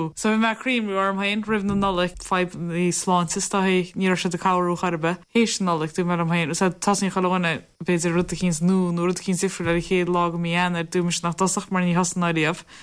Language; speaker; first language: Irish; native; Irish